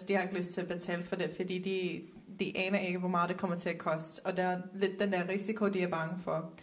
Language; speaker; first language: Danish; non-native, fluent; Dutch